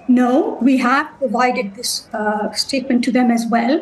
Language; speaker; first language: English; non-native, local second language; Bangla